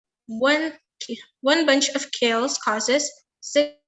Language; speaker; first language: English; non-native, learner; Indonesian